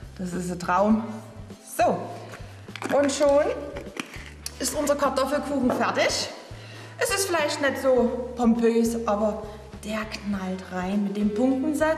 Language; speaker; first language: German; native; German